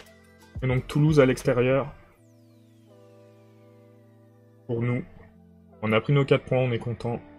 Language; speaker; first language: French; native; French